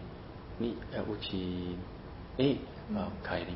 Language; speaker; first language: Japanese; non-native, learner; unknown